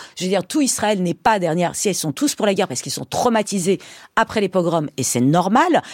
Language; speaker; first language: French; early bilingual, other home language; Persian